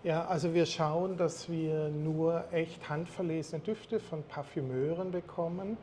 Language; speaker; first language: German; native; German